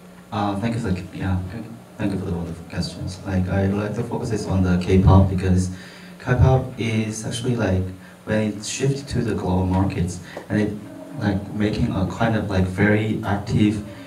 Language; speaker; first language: English; non-native, fluent; Korean